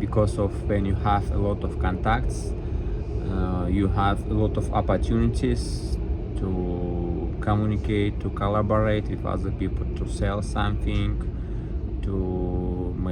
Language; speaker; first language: English; non-native, learner; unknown